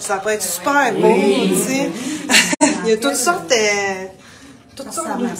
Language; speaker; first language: French; native; French